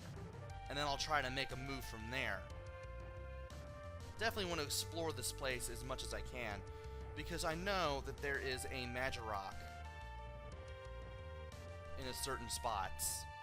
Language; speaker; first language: English; native; English